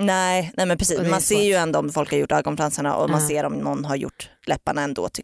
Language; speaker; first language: Swedish; native; Swedish